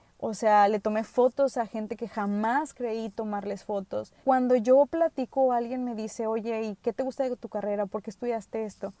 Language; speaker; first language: Spanish; early bilingual, other home language; English